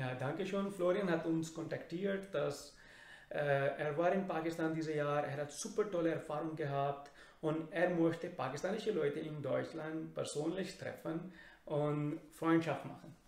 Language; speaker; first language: German; non-native, learner; Urdu